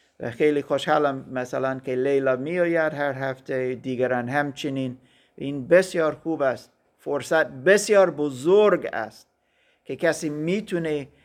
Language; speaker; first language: Persian; non-native, learner; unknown